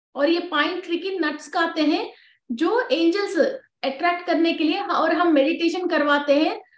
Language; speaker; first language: Hindi; non-native, local second language; Telugu